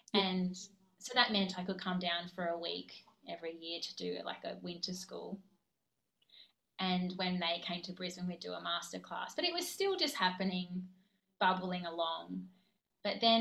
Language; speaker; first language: English; native; English